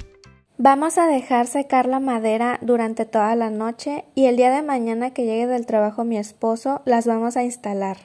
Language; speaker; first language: Spanish; native; Spanish